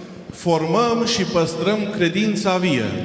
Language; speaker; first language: Romanian; non-native, fluent; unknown